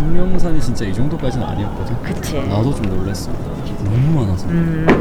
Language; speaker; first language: Korean; native; Korean